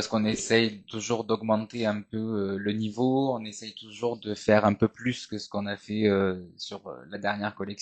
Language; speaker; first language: French; native; French